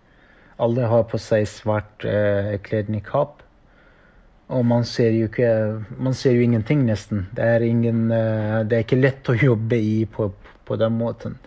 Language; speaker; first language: Norwegian; non-native, fluent; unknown